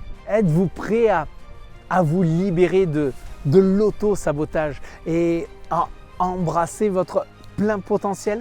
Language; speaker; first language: French; native; French